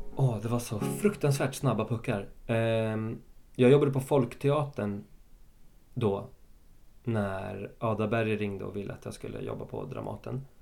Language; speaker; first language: Swedish; early bilingual, other home language; Spanish